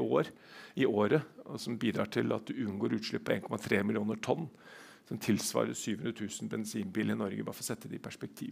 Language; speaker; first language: Norwegian; native; Norwegian